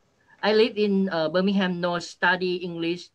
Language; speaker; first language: English; non-native, learner; Thai